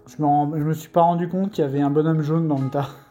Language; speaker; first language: French; native; French